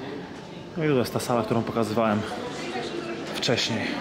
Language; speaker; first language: Polish; native; Polish